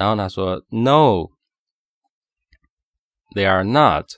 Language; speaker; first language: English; non-native, fluent; Chinese